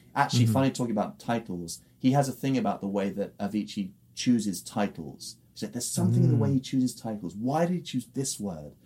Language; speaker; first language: English; native; English